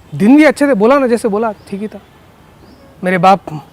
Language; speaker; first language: Hindi; non-native, local second language; Telugu